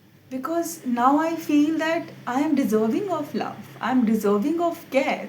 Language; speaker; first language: English; non-native, local second language; Hindi